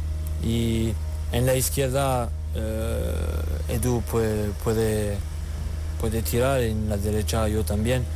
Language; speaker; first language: Spanish; non-native, learner; French